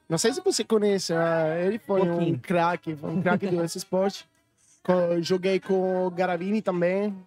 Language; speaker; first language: Portuguese; non-native, learner; Italian